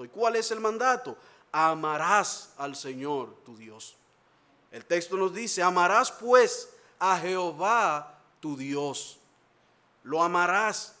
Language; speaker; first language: Spanish; native; Spanish